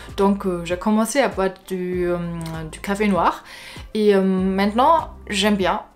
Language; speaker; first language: French; non-native, fluent; German